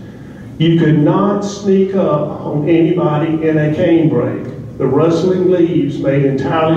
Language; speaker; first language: English; native; English